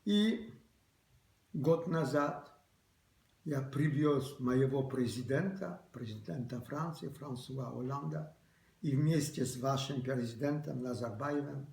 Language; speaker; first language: Russian; early bilingual, other home language; Polish